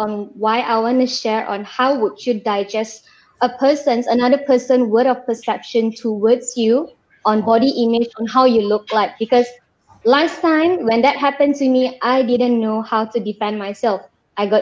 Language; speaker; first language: English; non-native, local second language; Malay